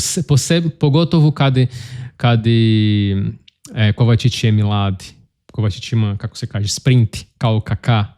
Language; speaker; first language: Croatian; non-native, learner; Portuguese